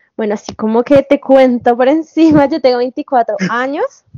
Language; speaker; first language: Spanish; native; Spanish